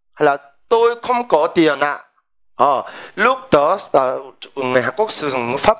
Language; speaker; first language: Vietnamese; non-native, fluent; Korean